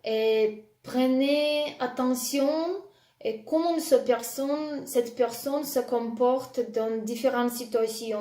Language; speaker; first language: French; non-native, fluent; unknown